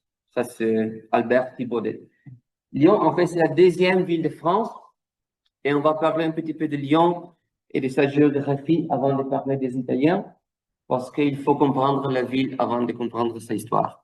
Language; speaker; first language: French; non-native, fluent; Italian